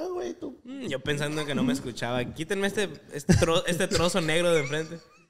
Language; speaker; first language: Spanish; native; Spanish